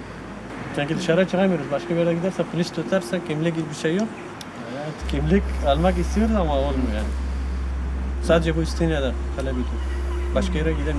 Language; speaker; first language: Turkish; non-native, learner; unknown